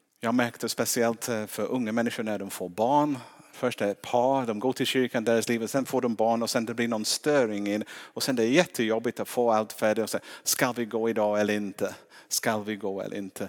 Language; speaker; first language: Swedish; non-native, fluent; English